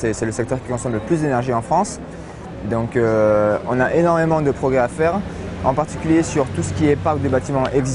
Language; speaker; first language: French; native; French